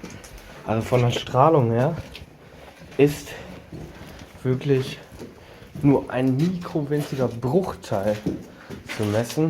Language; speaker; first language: German; native; German